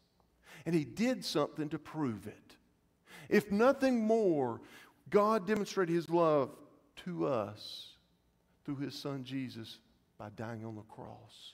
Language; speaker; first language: English; native; English